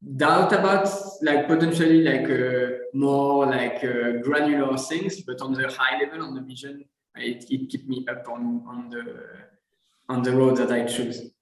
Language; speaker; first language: English; non-native, fluent; French